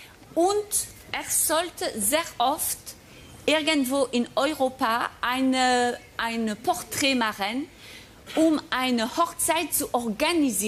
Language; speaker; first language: German; non-native, fluent; French